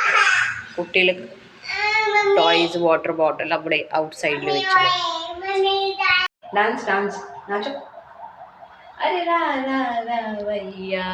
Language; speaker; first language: Malayalam; non-native, learner; Hindi